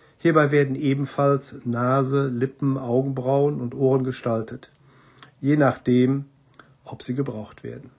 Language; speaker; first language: German; native; German